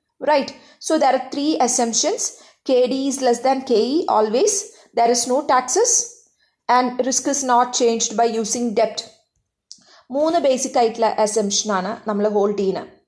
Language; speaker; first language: English; non-native, local second language; Malayalam